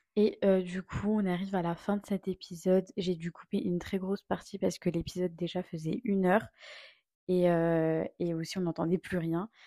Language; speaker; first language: French; native; French